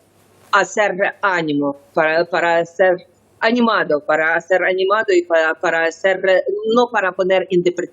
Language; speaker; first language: Spanish; non-native, learner; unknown